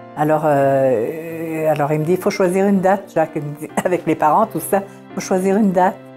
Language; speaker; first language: French; early bilingual, other home language; Italian